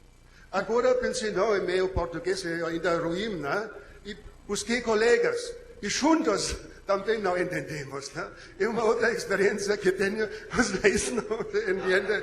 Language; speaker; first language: Portuguese; non-native, learner; German